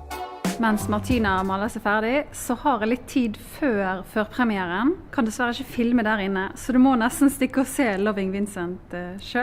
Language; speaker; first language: Norwegian; native; Norwegian